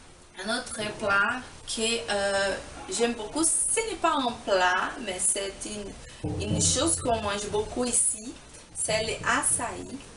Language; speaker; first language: French; non-native, fluent; Portuguese